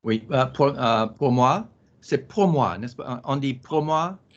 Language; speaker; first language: French; non-native, learner; English